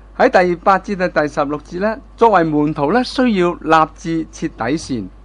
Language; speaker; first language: Chinese; non-native, local second language; Cantonese